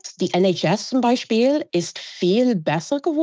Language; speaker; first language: German; non-native, fluent; English